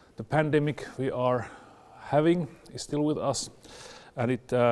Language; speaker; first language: English; non-native, fluent; Finnish